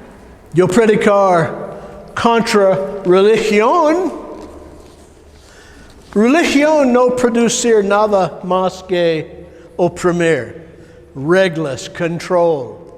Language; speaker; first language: Spanish; non-native, learner; English